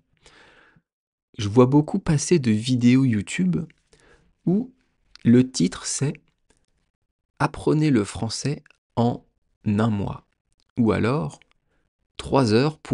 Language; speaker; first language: French; native; French